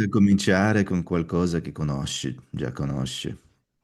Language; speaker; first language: Italian; non-native, learner; Russian